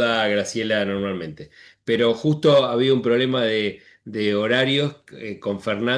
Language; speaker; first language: Spanish; native; Spanish